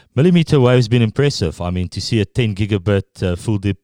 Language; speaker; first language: English; non-native, local second language; Afrikaans